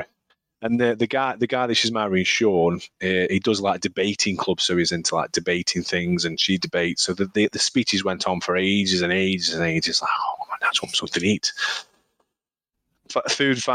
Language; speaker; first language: English; native; English